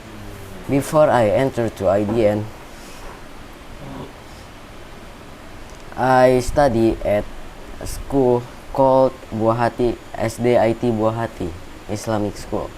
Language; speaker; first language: English; non-native, learner; Indonesian